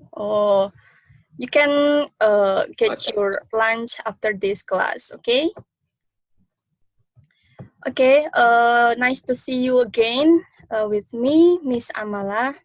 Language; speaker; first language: English; non-native, learner; Indonesian